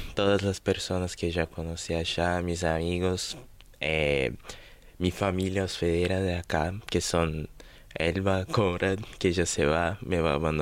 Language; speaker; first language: Spanish; non-native, fluent; Portuguese